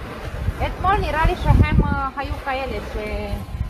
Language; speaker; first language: Hebrew; non-native, learner; Romanian